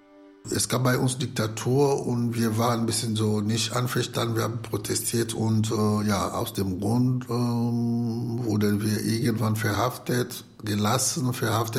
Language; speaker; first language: German; non-native, fluent; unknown